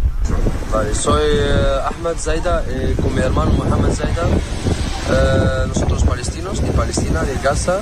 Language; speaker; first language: Spanish; non-native, learner; Arabic